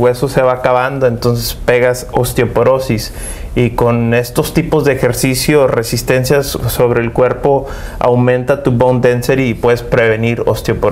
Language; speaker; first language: Spanish; early bilingual, heritage; Spanish